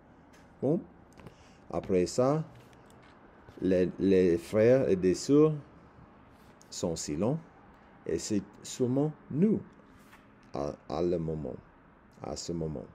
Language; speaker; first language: French; non-native, learner; English